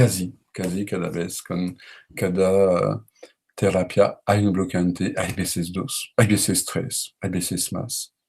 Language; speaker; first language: Spanish; non-native, learner; French